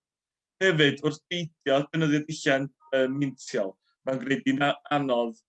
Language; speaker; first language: Welsh; native; Welsh